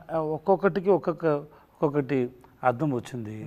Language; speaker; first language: Telugu; non-native, learner; Tamil